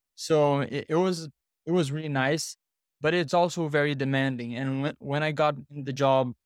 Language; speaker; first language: English; non-native, fluent; Portuguese